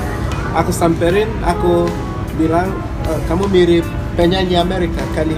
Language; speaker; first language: Indonesian; non-native, learner; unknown